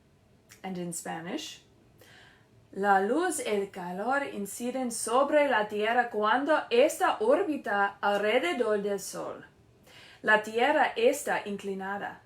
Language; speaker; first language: Spanish; non-native, learner; English